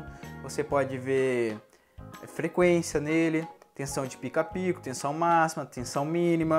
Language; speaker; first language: Portuguese; native; Portuguese